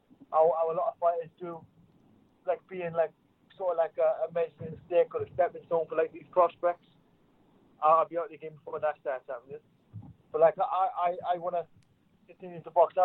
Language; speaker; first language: English; native; English